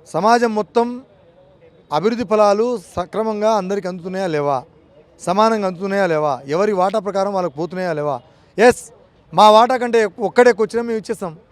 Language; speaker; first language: Telugu; non-native, local second language; Lambadi